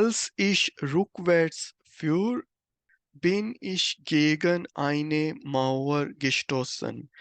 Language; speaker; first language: German; non-native, fluent; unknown